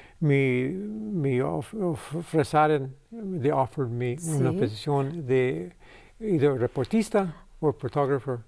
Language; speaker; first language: Spanish; early bilingual, heritage; English